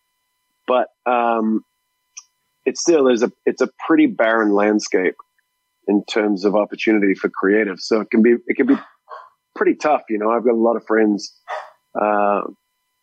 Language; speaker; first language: English; native; English